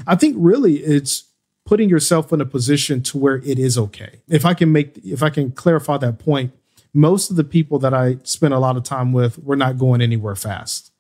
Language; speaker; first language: English; native; English